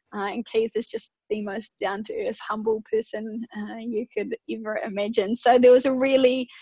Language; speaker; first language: English; native; English